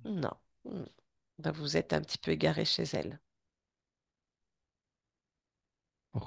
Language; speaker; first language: French; native; French